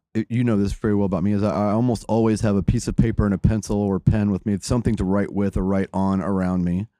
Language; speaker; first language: English; native; English